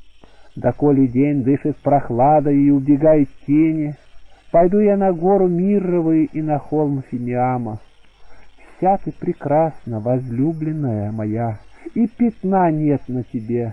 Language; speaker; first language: Russian; native; Russian